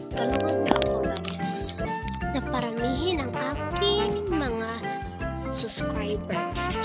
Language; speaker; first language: Filipino; non-native, local second language; Cebuano